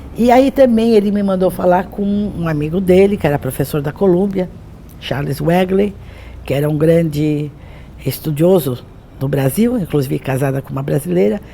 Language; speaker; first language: Portuguese; native; Portuguese